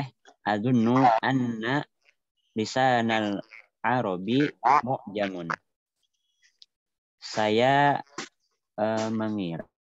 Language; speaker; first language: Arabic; non-native, learner; Indonesian